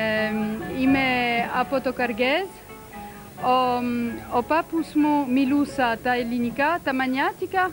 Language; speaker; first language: Greek; early bilingual, heritage; French